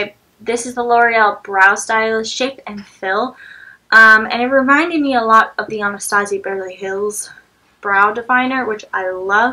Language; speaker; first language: English; native; English